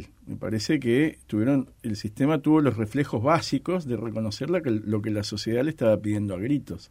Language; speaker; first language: Spanish; native; Spanish